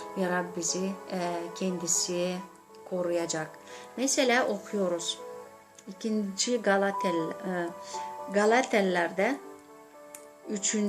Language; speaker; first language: Turkish; non-native, learner; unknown